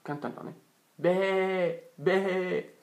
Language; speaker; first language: Japanese; non-native, fluent; French